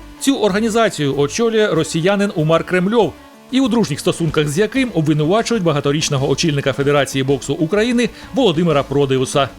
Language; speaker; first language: Ukrainian; native; Ukrainian